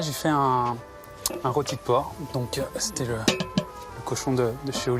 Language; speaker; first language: French; native; French